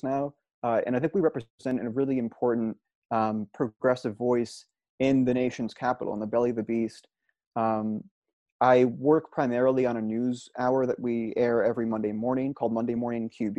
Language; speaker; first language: English; native; English